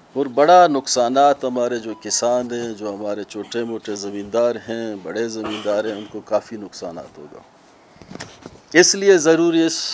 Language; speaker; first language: Urdu; non-native, local second language; Baluchi